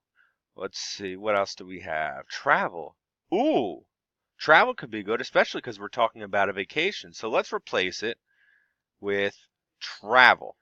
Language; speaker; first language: English; native; English